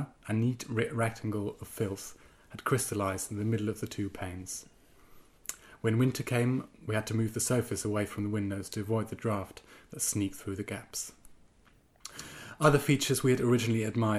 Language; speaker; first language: English; non-native, fluent; German